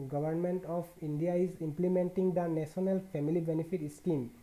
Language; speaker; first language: English; non-native, local second language; Assamese